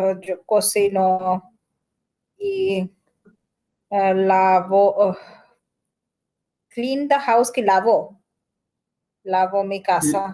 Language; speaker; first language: Spanish; non-native, learner; Bangla